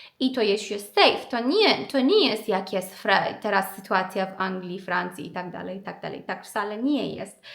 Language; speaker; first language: Polish; non-native, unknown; Persian